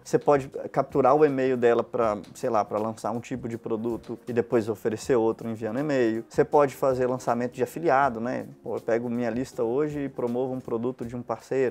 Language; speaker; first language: Portuguese; native; Portuguese